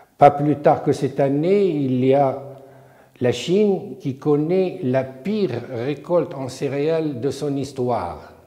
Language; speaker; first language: French; non-native, local second language; Arabic